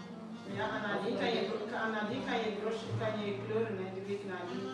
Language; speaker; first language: Dutch; non-native, learner; English